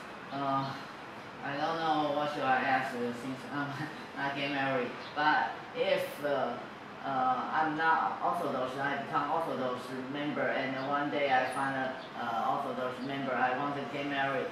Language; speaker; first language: English; non-native, learner; Chinese